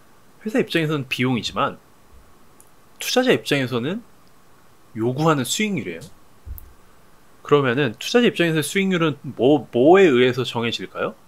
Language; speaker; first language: Korean; native; Korean